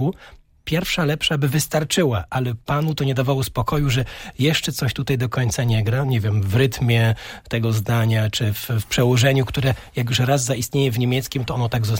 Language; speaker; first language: Polish; native; Polish